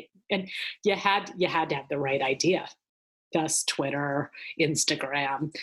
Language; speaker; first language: English; native; English